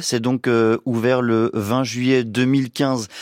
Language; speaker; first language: French; native; French